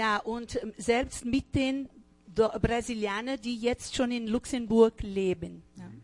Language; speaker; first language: German; non-native, fluent; Portuguese